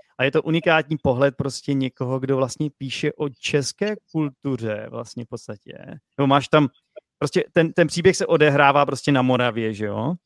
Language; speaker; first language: Czech; native; Czech